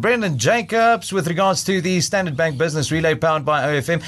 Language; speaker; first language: English; non-native, local second language; Afrikaans